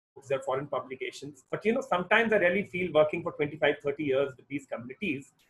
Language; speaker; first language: English; non-native, local second language; Hindi